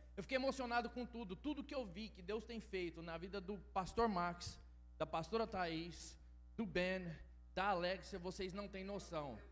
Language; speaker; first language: Portuguese; early bilingual, heritage; Portuguese